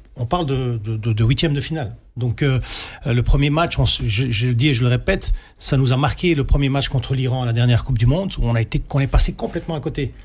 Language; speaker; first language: French; native; French